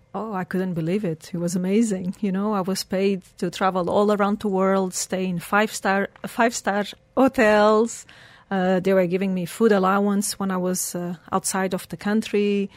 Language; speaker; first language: English; non-native, fluent; Portuguese